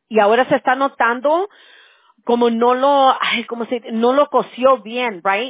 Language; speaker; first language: Spanish; early bilingual, heritage; Spanish